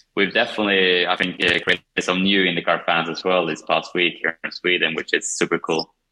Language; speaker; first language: English; non-native, fluent; Swedish